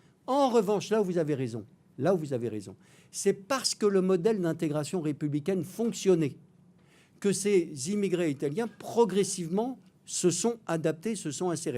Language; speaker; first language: French; native; French